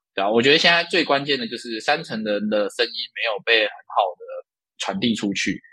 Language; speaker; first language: Chinese; native; Chinese